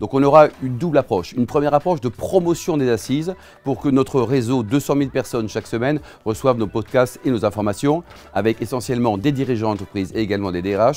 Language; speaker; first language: French; native; French